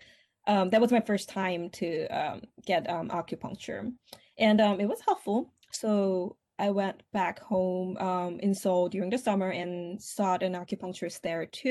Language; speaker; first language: English; non-native, fluent; Korean